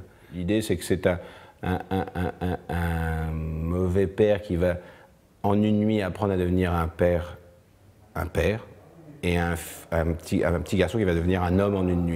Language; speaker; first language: French; native; French